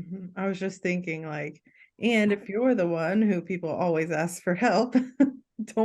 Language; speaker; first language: English; native; English